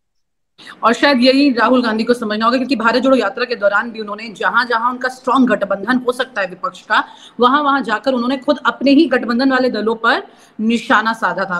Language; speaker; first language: Hindi; native; Hindi